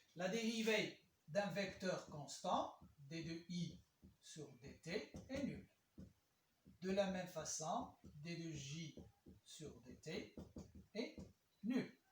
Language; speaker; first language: French; non-native, local second language; Arabic